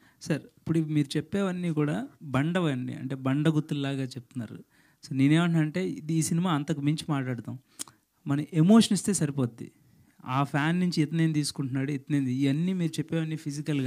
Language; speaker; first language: Telugu; native; Telugu